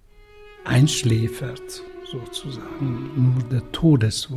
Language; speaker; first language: German; non-native, fluent; Russian